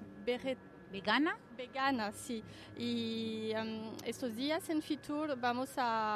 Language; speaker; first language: Spanish; non-native, fluent; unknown